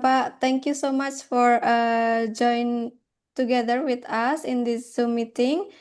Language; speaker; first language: English; non-native, fluent; Indonesian